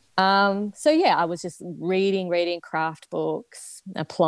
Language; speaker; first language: English; native; English